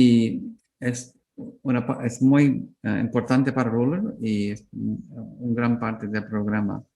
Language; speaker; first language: Spanish; non-native, learner; English